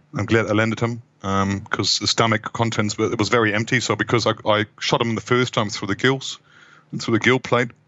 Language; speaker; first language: English; non-native, fluent; German